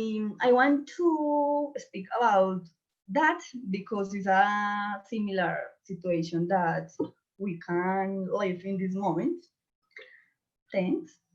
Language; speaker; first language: English; non-native, learner; Spanish